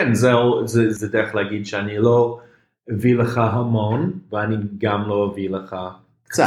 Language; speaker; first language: Hebrew; non-native, fluent; English